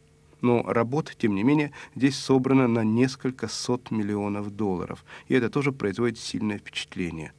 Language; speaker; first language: Russian; native; Russian